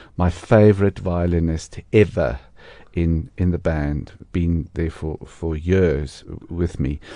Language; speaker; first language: English; non-native, local second language; Afrikaans